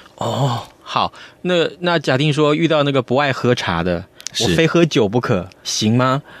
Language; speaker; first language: Chinese; native; Chinese